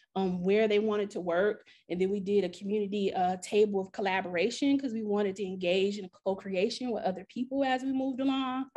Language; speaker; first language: English; native; English